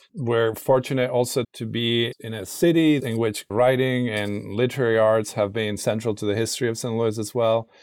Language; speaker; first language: English; non-native, fluent; Spanish